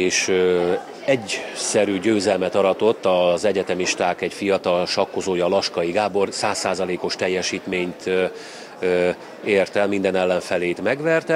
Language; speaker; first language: Hungarian; native; Hungarian